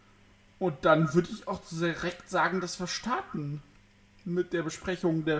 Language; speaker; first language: German; native; German